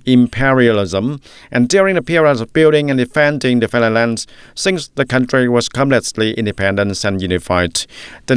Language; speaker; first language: English; non-native, fluent; Vietnamese